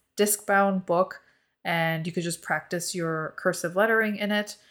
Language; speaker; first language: English; early bilingual, other home language; Korean